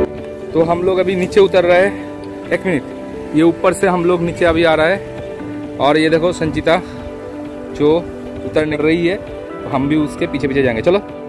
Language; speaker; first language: Hindi; non-native, local second language; Bangla